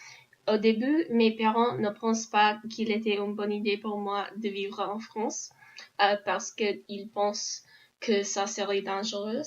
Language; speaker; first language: French; non-native, learner; English